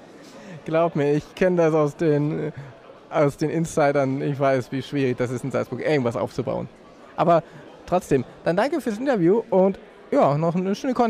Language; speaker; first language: German; native; German